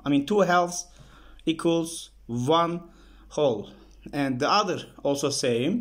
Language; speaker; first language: English; non-native, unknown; Turkish